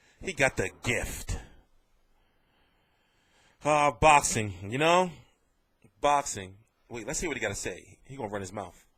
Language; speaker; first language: English; native; English